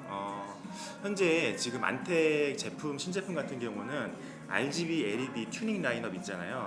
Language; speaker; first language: Korean; native; Korean